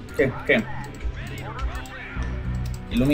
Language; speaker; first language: Spanish; native; Spanish